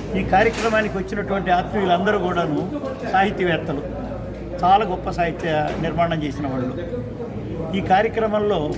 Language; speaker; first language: Telugu; native; Telugu